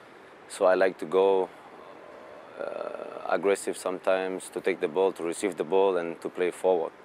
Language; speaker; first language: English; non-native, fluent; German